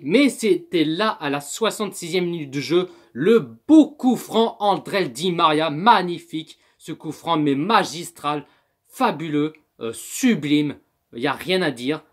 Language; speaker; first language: French; native; French